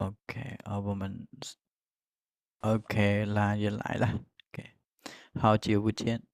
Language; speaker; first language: Chinese; non-native, fluent; Khmer